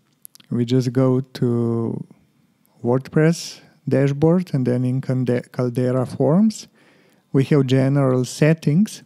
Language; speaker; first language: English; non-native, fluent; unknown